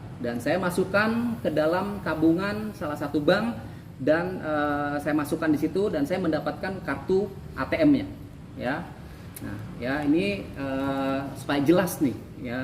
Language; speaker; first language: Indonesian; native; Indonesian